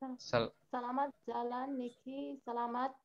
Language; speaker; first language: Indonesian; non-native, learner; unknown